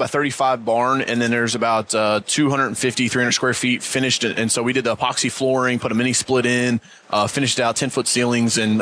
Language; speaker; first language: English; native; English